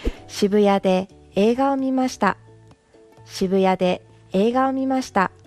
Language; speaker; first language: Japanese; non-native, fluent; Mongolian